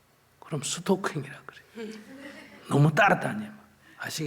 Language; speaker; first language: Korean; native; Korean